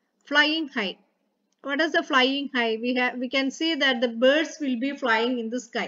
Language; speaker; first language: English; non-native, local second language; Malayalam